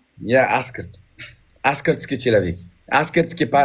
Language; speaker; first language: Russian; non-native, learner; Uzbek